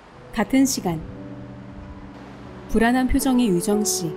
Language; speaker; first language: Korean; native; Korean